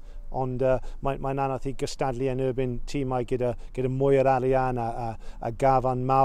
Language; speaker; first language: Welsh; non-native, local second language; English